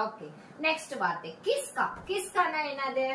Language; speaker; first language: Hindi; non-native, local second language; Tamil